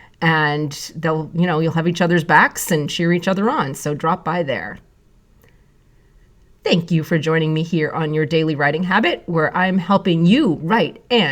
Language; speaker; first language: English; native; English